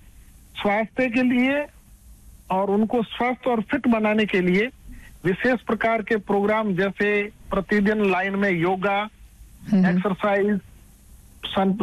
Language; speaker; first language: Hindi; native; Hindi